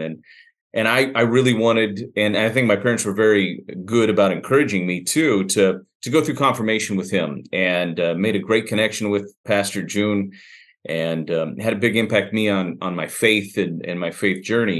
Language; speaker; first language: English; native; English